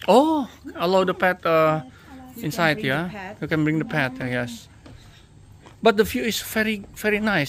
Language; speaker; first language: English; non-native, learner; Indonesian